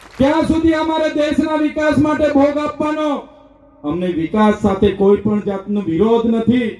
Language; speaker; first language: Gujarati; non-native, local second language; Vasavi